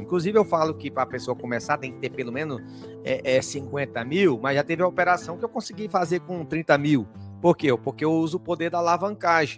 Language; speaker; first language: Portuguese; native; Portuguese